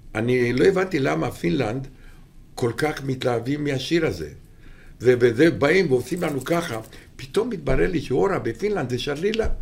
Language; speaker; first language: Hebrew; non-native, fluent; Romanian